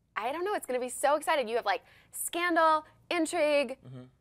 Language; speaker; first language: English; native; English